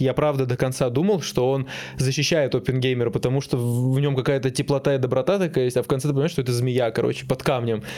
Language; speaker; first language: Russian; native; Russian